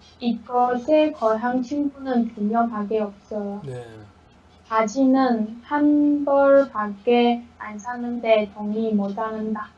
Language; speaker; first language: Korean; non-native, learner; Chinese